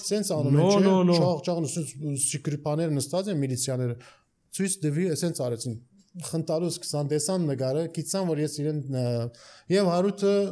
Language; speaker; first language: Armenian; early bilingual, heritage; Armenian